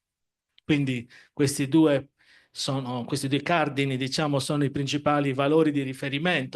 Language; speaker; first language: Italian; native; Italian